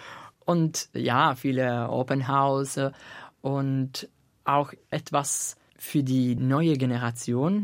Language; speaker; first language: German; non-native, fluent; Italian